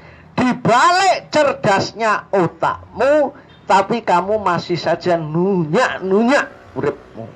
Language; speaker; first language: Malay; non-native, local second language; Javanese